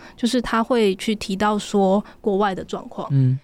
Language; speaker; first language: Chinese; native; Chinese